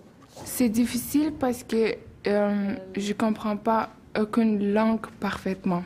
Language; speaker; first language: French; non-native, learner; Persian